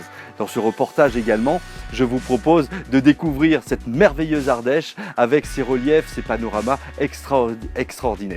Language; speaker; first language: French; native; French